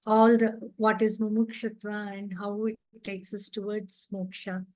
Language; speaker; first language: English; non-native, local second language; Kannada